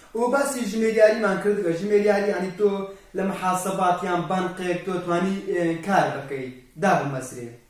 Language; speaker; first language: Central Kurdish; non-native, local second language; Kurdish